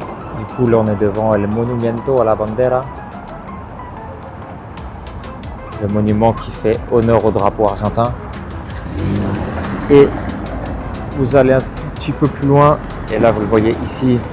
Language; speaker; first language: French; native; French